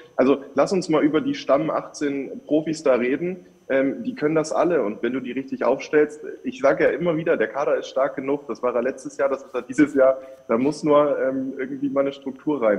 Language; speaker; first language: German; native; German